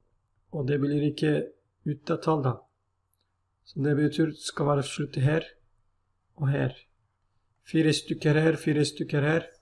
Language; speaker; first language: Norwegian; non-native, learner; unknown